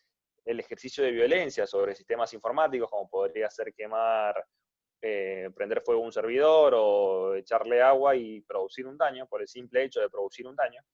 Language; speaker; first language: Spanish; native; Spanish